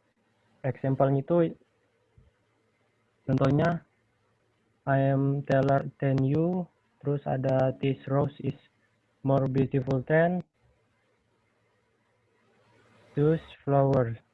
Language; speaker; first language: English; non-native, learner; Indonesian